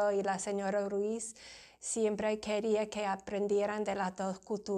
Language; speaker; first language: Spanish; non-native, fluent; English